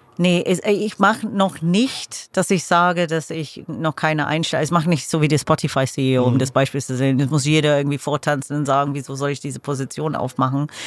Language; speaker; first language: German; non-native, fluent; English